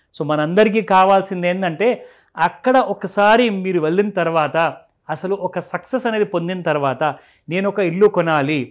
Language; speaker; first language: Telugu; native; Telugu